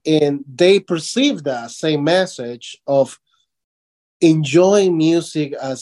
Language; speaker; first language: English; non-native, fluent; Spanish